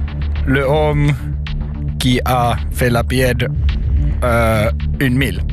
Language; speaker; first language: French; non-native, learner; Swedish